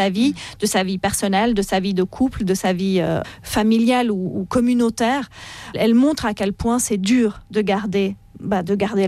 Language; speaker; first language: French; native; French